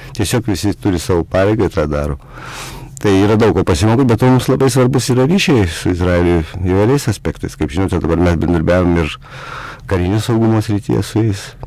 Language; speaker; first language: Lithuanian; native; Lithuanian